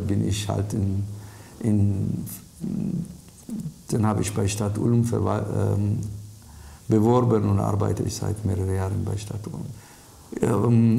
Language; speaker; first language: German; non-native, fluent; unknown